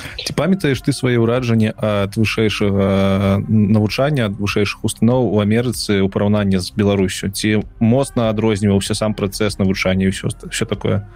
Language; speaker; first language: Belarusian; non-native, local second language; Russian